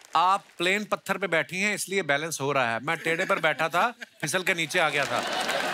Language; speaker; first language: Hindi; native; Hindi